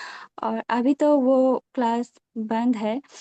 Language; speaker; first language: Hindi; non-native, local second language; Bangla